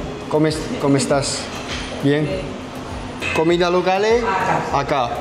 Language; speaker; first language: Spanish; non-native, learner; Georgian